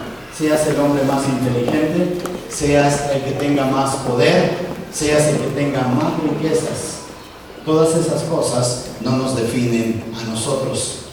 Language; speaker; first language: Spanish; native; Spanish